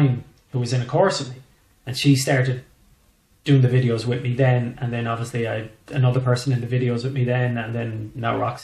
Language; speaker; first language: English; native; English